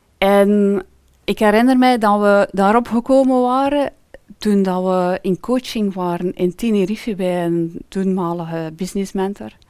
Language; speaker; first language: Dutch; native; Dutch